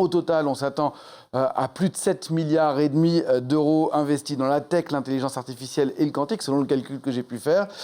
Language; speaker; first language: French; native; French